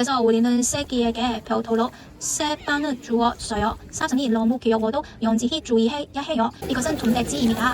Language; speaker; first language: Korean; non-native, learner; Cantonese